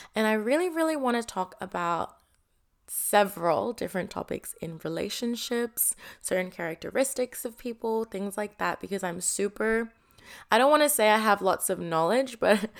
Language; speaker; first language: English; non-native, fluent; Indonesian